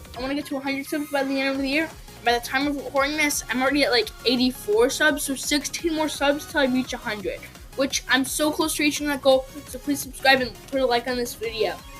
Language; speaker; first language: English; native; English